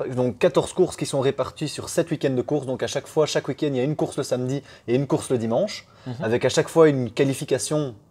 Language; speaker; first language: French; native; French